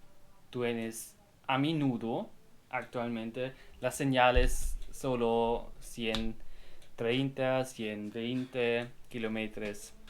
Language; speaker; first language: Spanish; non-native, learner; German